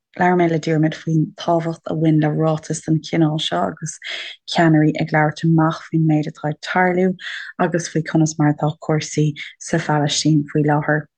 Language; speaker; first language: Irish; native; Irish